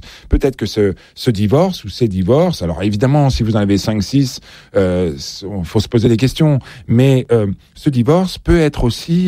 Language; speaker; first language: French; native; French